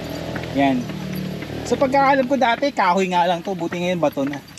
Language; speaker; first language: Filipino; native; Filipino